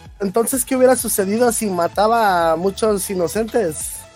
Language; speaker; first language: Spanish; native; Spanish